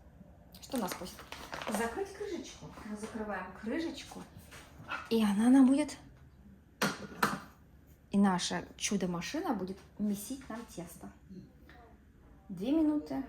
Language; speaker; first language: Russian; native; Russian